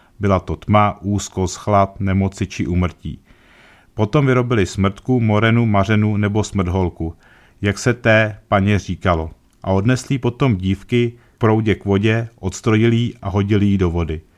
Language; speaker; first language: Czech; native; Czech